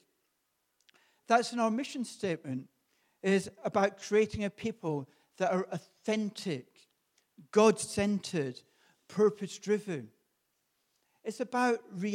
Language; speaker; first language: English; native; English